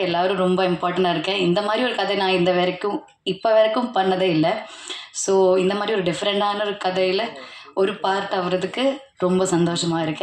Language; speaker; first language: Tamil; non-native, learner; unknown